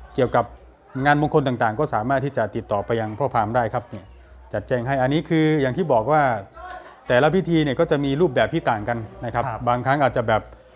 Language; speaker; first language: Thai; non-native, local second language; Lao